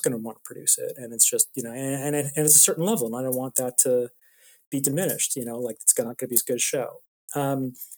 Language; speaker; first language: English; native; English